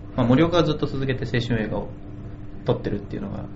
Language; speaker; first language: Japanese; native; Japanese